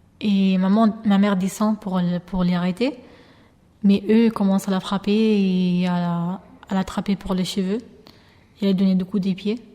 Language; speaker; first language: French; early bilingual, other home language; Albanian